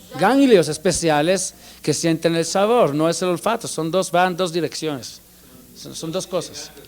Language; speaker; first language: Spanish; non-native, fluent; Hebrew